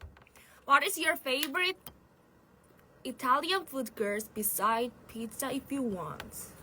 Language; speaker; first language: English; non-native, learner; Korean